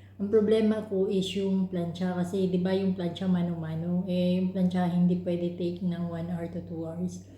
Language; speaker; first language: Filipino; non-native, local second language; Cebuano